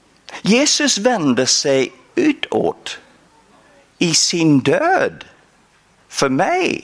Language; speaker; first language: Swedish; non-native, fluent; English